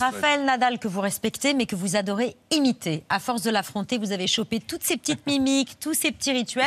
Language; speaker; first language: French; native; French